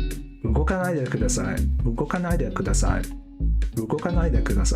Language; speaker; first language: Japanese; non-native, learner; Cantonese